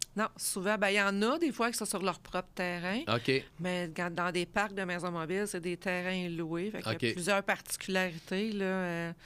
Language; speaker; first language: French; native; French